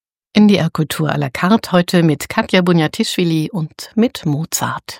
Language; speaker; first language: German; native; German